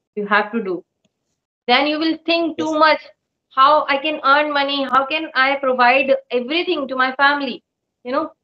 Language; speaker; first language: English; non-native, local second language; Hindi